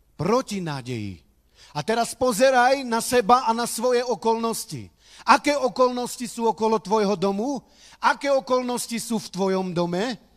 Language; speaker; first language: Slovak; non-native, local second language; Romany